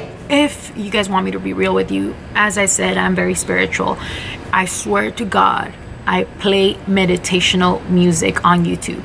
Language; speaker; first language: English; early bilingual, other home language; Spanish